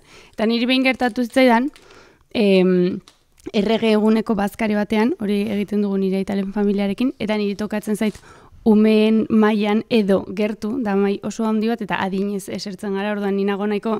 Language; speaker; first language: Basque; native; Basque